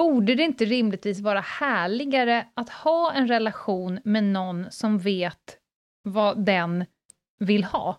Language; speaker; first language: Swedish; native; Swedish